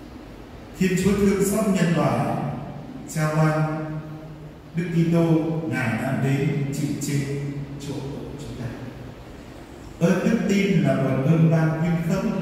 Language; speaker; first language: Vietnamese; native; Vietnamese